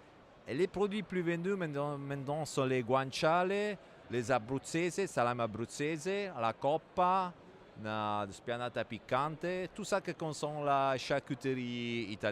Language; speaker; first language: French; non-native, fluent; Italian